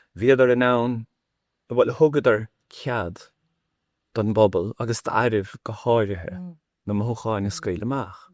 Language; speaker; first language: Irish; non-native, local second language; English